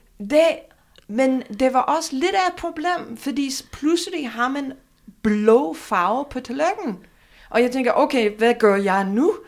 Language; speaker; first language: Danish; non-native, fluent; English